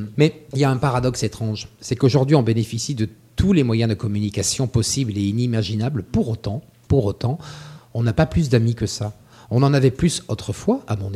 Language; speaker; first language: French; native; French